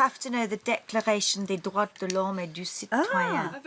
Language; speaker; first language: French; non-native, learner; English